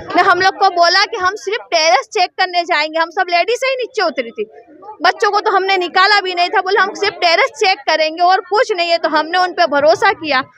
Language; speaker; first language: Hindi; non-native, local second language; Gujarati